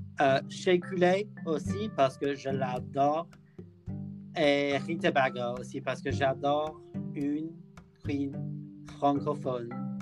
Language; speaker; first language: French; non-native, learner; English